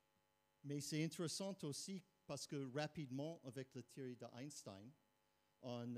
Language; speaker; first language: French; non-native, fluent; English